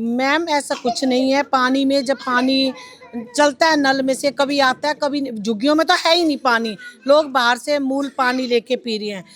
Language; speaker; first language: Hindi; native; Hindi